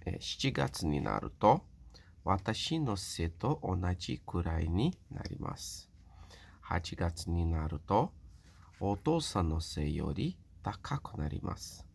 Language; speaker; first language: Japanese; non-native, local second language; Portuguese